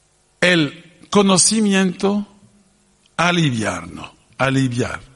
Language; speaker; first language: Spanish; non-native, fluent; French